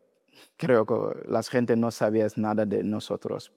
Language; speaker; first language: Spanish; non-native, learner; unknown